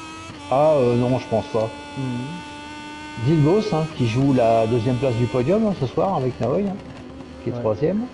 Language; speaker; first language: French; native; French